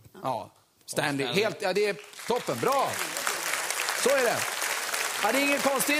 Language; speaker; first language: Swedish; native; Swedish